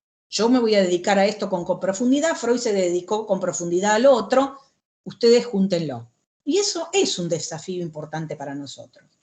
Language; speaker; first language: Spanish; native; Spanish